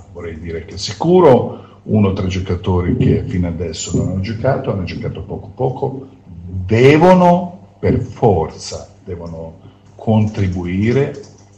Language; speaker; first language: Italian; non-native, fluent; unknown